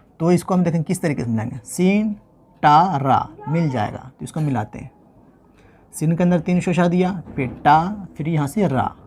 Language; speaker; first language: Hindi; native; Hindi